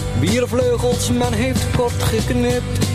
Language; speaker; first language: Dutch; native; Dutch